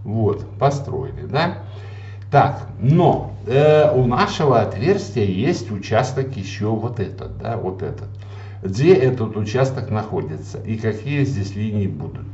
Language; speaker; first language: Russian; native; Russian